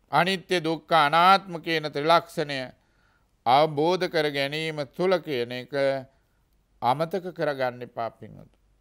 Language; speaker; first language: Sinhala; native; Sinhala